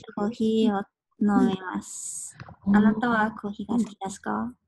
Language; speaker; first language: Japanese; non-native, learner; English